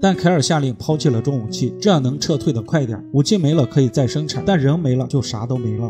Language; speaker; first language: Chinese; native; Chinese